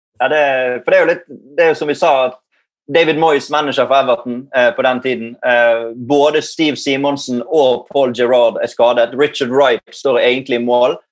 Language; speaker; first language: Norwegian; native; Norwegian